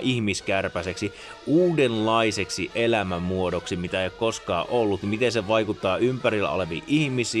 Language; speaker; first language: Finnish; native; Finnish